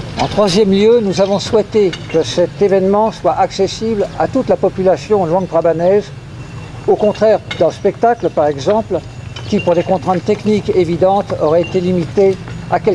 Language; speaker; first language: French; native; French